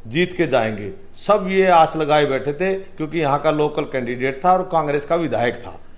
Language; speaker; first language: Hindi; native; Hindi